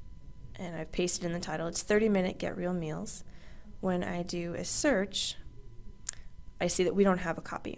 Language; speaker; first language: English; native; English